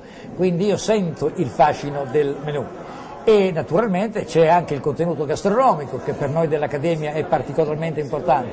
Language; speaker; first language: Italian; native; Italian